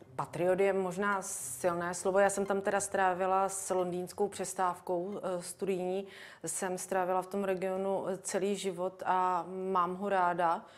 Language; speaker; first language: Czech; native; Czech